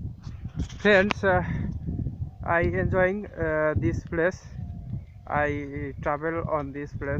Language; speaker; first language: English; non-native, learner; Bangla